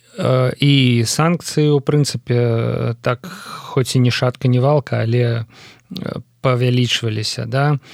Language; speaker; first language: Belarusian; non-native, local second language; Russian